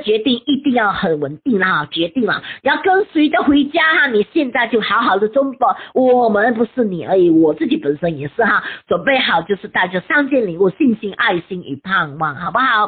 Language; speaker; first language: Chinese; native; Chinese